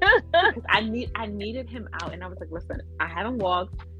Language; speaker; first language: English; early bilingual, other home language; Akan